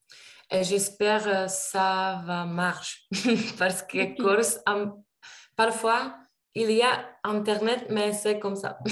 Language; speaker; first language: French; non-native, learner; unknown